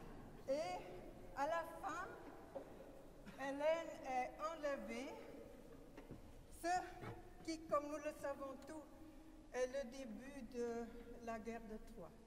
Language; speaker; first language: French; non-native, fluent; German